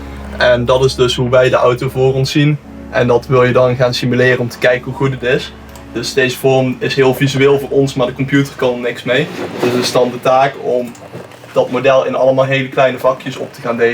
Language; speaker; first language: Dutch; native; Dutch